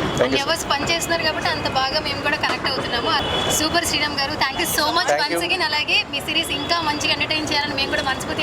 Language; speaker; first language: Telugu; native; Telugu